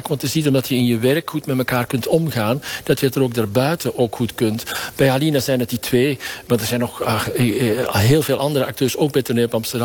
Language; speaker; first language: Dutch; native; Dutch